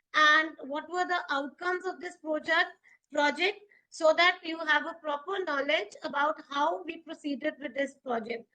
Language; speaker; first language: English; non-native, local second language; Punjabi